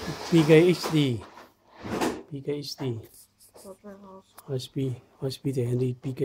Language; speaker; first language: German; non-native, learner; Vietnamese